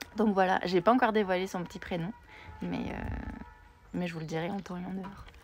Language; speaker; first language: French; native; French